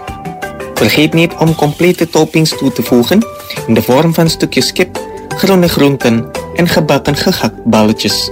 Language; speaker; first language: Dutch; non-native, fluent; Indonesian